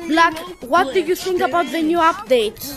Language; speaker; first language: English; non-native, fluent; Greek